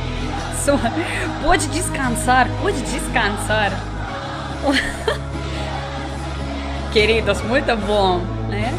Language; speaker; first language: Portuguese; non-native, learner; Russian